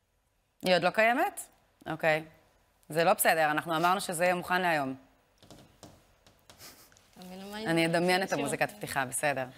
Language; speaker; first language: Hebrew; native; Hebrew